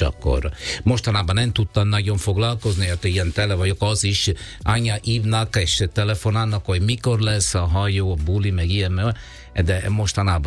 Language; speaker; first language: Hungarian; non-native, learner; Italian